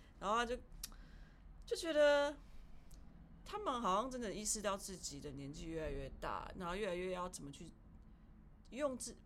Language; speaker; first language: Chinese; early bilingual, heritage; Chinese